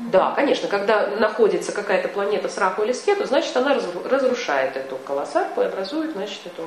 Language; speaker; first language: Russian; native; Russian